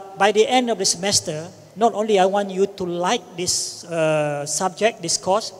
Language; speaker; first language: English; non-native, local second language; Malay